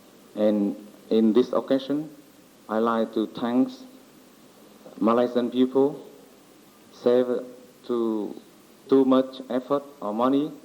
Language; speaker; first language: English; non-native, learner; Vietnamese